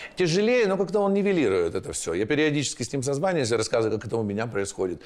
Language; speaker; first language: Russian; native; Russian